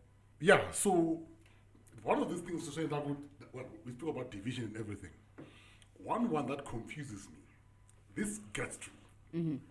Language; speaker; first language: English; non-native, local second language; Tsonga